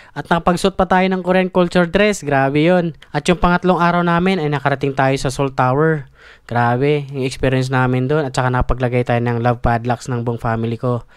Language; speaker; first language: Filipino; native; Filipino